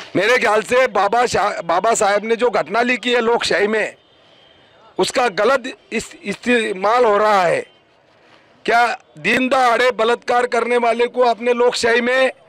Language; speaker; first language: Hindi; non-native, local second language; Marathi